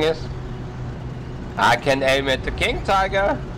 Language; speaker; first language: English; non-native, fluent; German